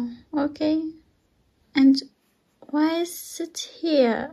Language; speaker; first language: English; non-native, learner; Russian